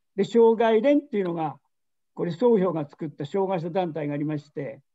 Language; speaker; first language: Japanese; native; Japanese